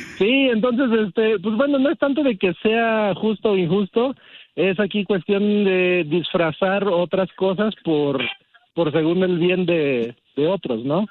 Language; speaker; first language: Spanish; early bilingual, heritage; Spanish